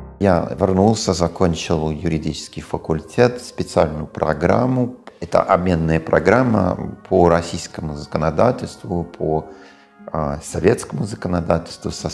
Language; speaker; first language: Russian; non-native, fluent; English